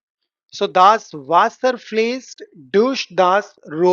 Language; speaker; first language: German; non-native, fluent; Hindi